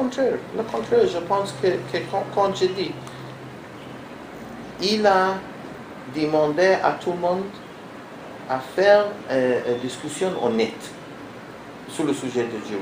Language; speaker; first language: French; non-native, learner; Hebrew